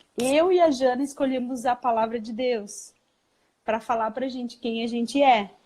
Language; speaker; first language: Portuguese; early bilingual, heritage; Portuguese